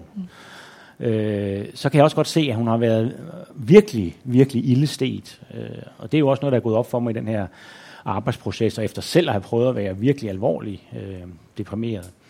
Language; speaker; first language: Danish; native; Danish